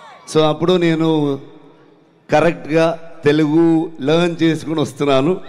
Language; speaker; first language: Telugu; non-native, learner; Kannada